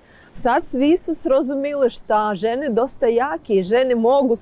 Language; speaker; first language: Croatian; non-native, learner; Ukrainian